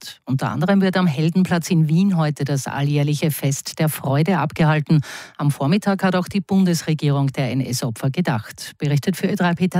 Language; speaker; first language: German; native; German